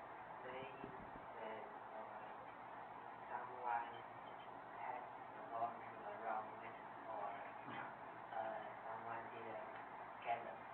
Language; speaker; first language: English; non-native, learner; Chinese